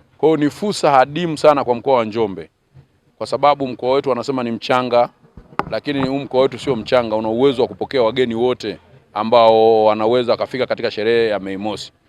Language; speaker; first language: Swahili; native; Swahili